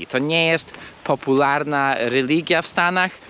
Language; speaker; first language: Polish; non-native, fluent; English